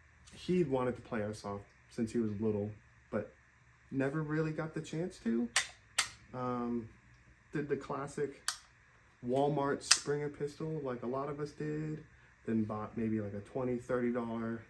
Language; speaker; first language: English; native; English